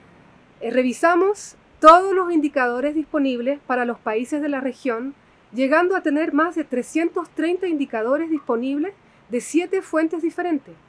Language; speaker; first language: Spanish; native; Spanish